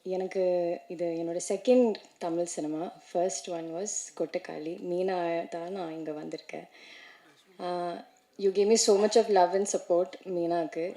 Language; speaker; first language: Tamil; non-native, learner; Malayalam